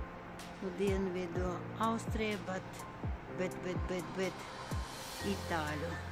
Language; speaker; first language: Latvian; non-native, local second language; Russian